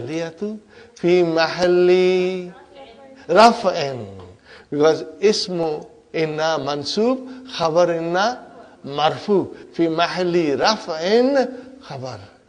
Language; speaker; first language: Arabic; non-native, fluent; English